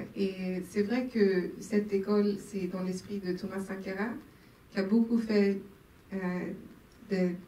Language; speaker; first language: French; non-native, local second language; Swedish